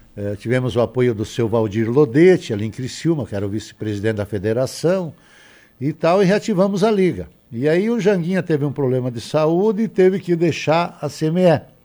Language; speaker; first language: Portuguese; native; Portuguese